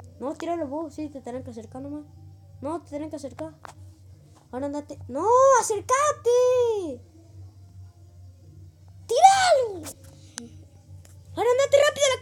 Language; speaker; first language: Spanish; native; Spanish